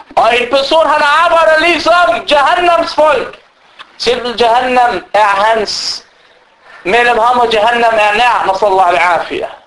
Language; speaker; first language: Danish; early bilingual, other home language; Arabic